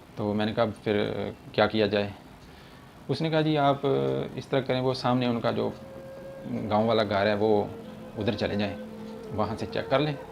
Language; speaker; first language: Urdu; non-native, local second language; Punjabi